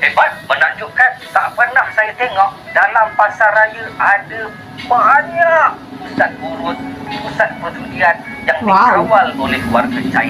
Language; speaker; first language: Malay; native; Malay